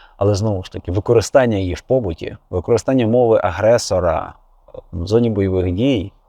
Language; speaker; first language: Ukrainian; native; Ukrainian